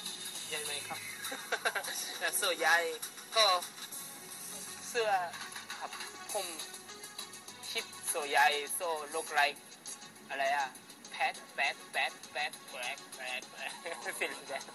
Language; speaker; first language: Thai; non-native, learner; Korean